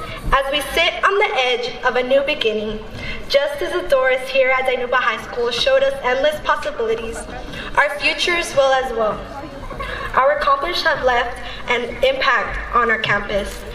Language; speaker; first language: English; early bilingual, other home language; Spanish